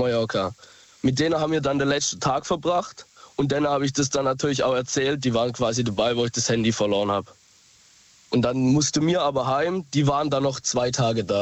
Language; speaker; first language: German; native; German